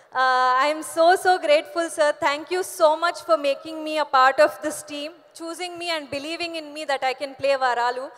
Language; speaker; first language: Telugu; non-native, learner; Kannada